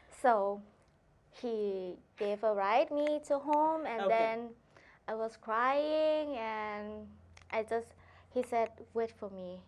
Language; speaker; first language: English; non-native, learner; Thai